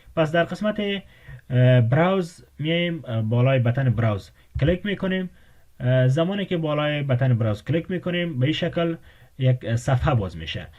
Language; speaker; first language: Persian; native; Persian